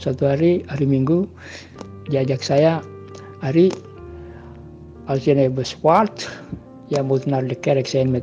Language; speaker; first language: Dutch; non-native, learner; Indonesian